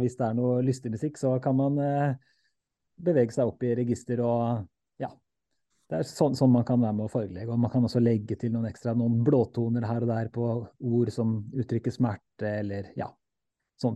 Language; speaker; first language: Norwegian; native; Norwegian